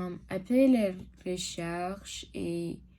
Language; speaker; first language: French; non-native, learner; English